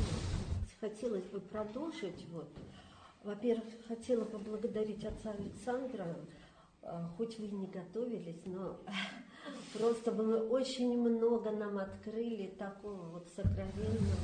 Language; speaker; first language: Russian; native; Russian